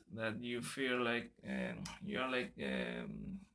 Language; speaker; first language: English; non-native, fluent; Spanish